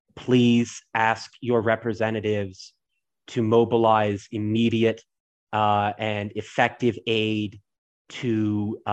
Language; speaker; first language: English; native; English